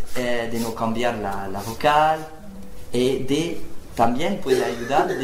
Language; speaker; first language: Spanish; non-native, learner; French